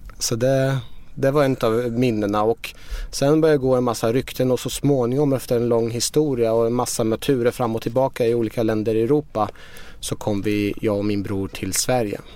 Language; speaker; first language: Swedish; early bilingual, other home language; Persian